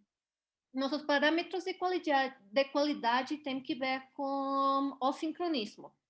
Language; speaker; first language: Portuguese; non-native, learner; Spanish